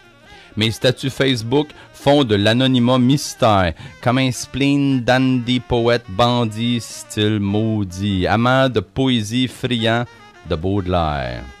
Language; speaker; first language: French; native; French